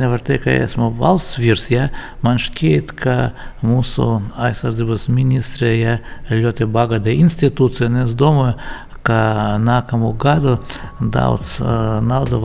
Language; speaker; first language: Latvian; non-native, local second language; Russian